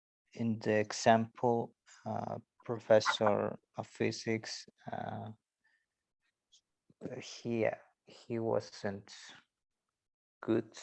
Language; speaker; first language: English; non-native, learner; Spanish